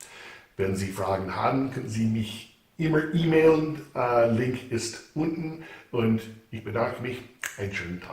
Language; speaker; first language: German; non-native, fluent; English